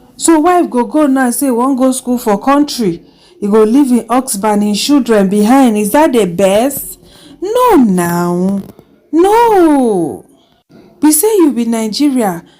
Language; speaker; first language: Nigerian Pidgin; non-native, local second language; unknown